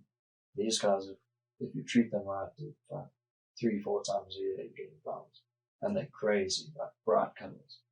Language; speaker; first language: English; native; English